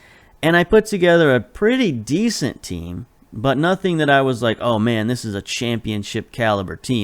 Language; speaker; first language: English; native; English